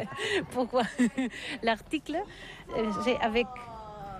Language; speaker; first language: French; non-native, learner; Catalan